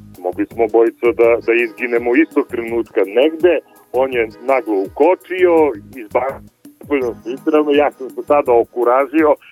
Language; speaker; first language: Serbian; native; Serbian